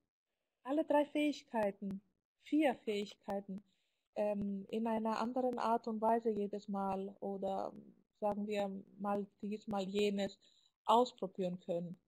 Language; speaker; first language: German; non-native, fluent; Greek